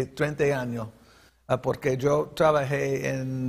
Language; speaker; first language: Spanish; early bilingual, heritage; Spanish